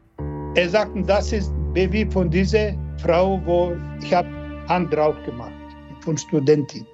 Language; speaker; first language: German; non-native, learner; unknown